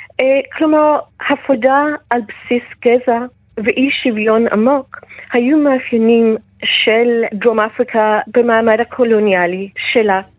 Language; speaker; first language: Hebrew; non-native, fluent; English